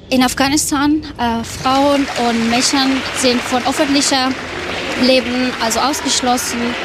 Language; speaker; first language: German; non-native, learner; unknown